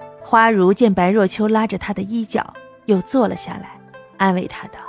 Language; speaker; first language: Chinese; native; Chinese